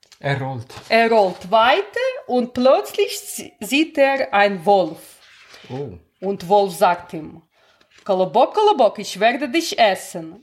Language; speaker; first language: German; non-native, learner; Russian